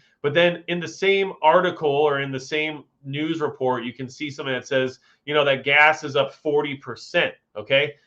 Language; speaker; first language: English; native; English